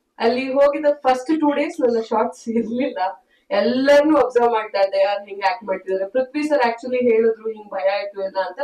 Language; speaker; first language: Kannada; native; Kannada